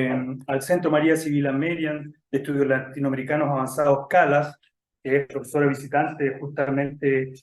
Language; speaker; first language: Spanish; native; Spanish